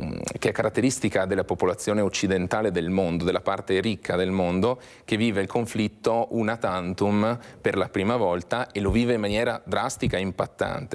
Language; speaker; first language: Italian; native; Italian